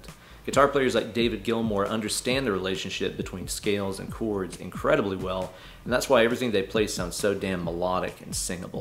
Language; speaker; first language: English; native; English